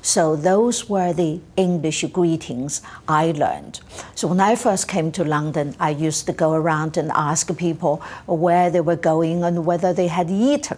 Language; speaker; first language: English; non-native, fluent; Chinese